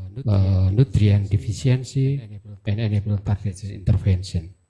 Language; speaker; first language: English; non-native, learner; Indonesian